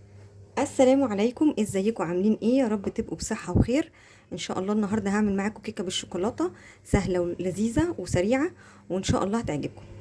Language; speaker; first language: Arabic; native; Arabic